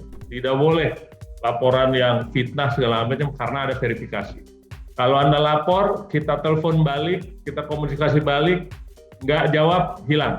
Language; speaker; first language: Indonesian; native; Indonesian